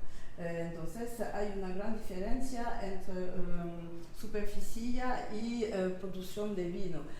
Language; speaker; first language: Spanish; non-native, learner; French